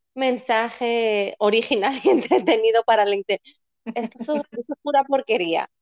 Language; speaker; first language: Spanish; native; Spanish